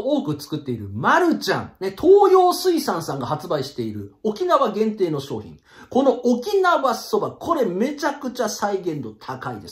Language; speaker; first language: Japanese; native; Japanese